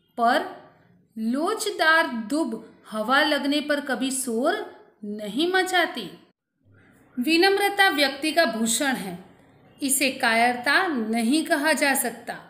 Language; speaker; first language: Hindi; non-native, local second language; Gujarati